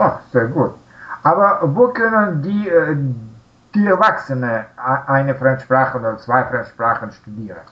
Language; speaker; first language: German; non-native, learner; Russian